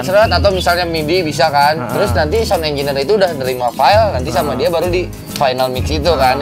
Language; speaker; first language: Indonesian; native; Indonesian